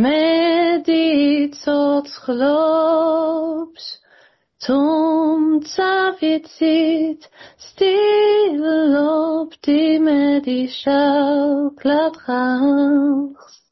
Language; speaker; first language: Georgian; early bilingual, heritage; Georgian